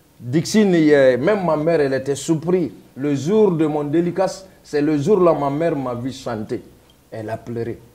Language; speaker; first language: French; non-native, local second language; Mandingo